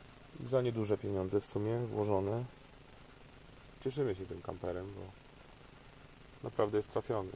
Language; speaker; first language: Polish; native; Polish